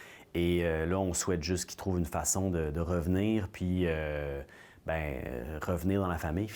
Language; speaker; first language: French; native; French